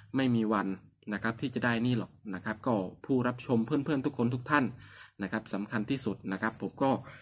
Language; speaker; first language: Thai; non-native, local second language; Northern Khmer